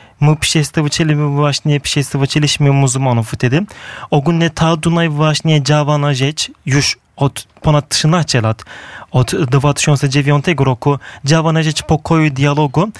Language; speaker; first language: Polish; non-native, fluent; Turkish